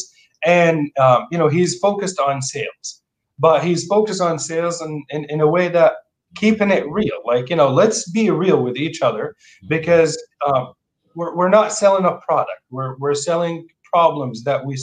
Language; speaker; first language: English; non-native, fluent; Arabic